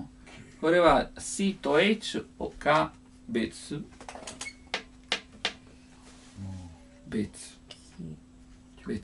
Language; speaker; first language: Japanese; non-native, learner; Italian